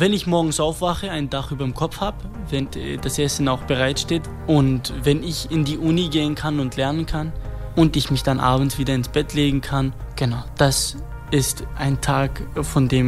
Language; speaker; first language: German; non-native, fluent; Kurdish